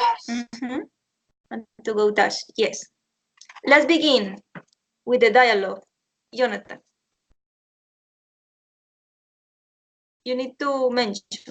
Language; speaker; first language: English; non-native, learner; Spanish